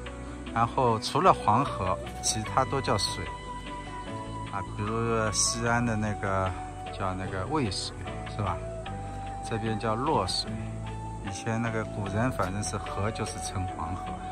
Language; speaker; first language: Chinese; native; Chinese